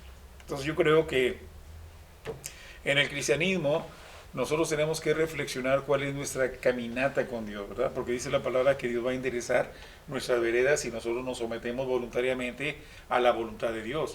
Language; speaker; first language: Spanish; native; Spanish